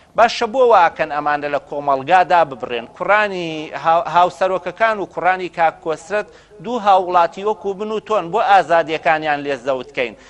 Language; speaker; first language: Central Kurdish; native; Central Kurdish